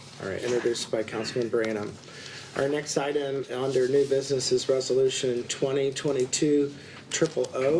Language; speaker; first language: English; native; English